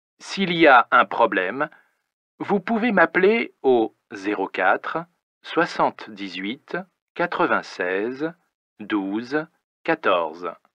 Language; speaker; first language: French; native; French